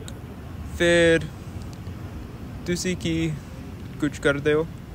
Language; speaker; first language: Punjabi; non-native, learner; English